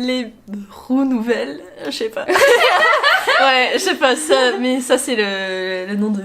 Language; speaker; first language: French; non-native, fluent; English